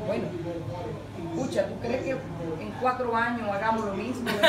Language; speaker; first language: Spanish; native; Spanish